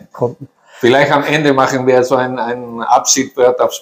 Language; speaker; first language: German; non-native, fluent; Spanish